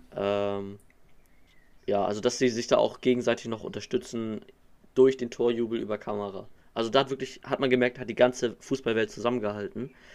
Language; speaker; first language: German; native; German